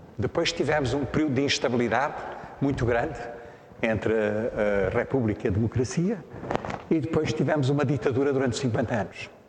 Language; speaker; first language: Portuguese; native; Portuguese